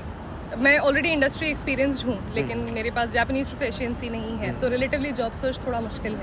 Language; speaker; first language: Hindi; native; Hindi